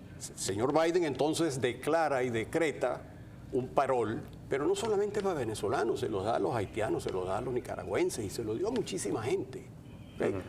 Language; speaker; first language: Spanish; native; Spanish